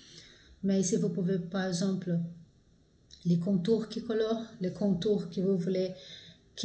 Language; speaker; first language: French; non-native, fluent; Portuguese